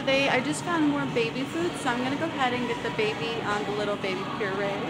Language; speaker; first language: English; early bilingual, other home language; Spanish